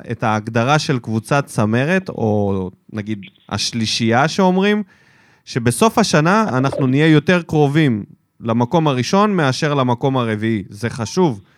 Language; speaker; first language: Hebrew; early bilingual, other home language; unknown